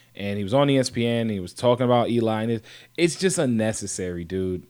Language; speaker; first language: English; native; English